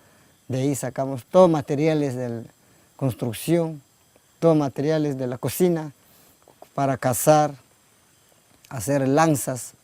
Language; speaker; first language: Spanish; non-native, local second language; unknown